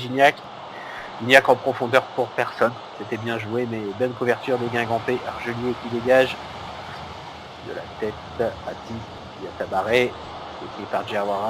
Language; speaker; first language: French; native; French